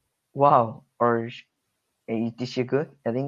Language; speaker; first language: English; non-native, learner; Korean